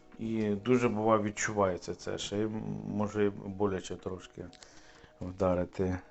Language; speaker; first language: Ukrainian; native; Ukrainian